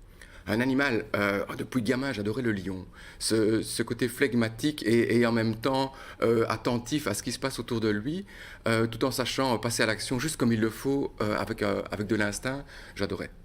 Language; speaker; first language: French; native; French